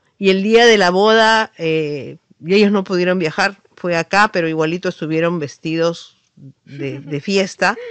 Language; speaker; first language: Spanish; native; Spanish